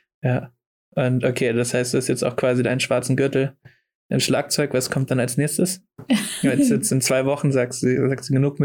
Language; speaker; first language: German; native; German